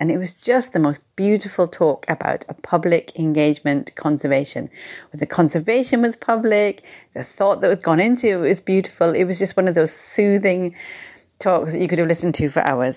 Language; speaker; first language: English; native; English